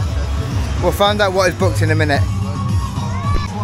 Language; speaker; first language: English; native; English